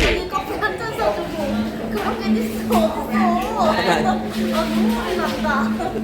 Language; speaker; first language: Korean; non-native, fluent; Vietnamese